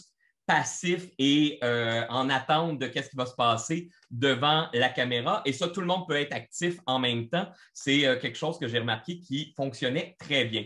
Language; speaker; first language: French; native; French